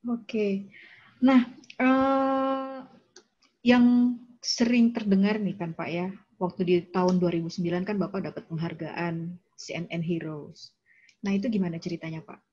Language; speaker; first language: Indonesian; native; Indonesian